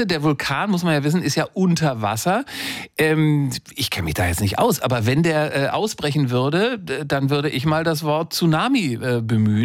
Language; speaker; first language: German; native; German